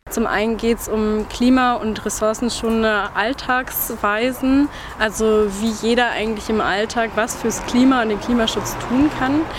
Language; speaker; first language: German; native; German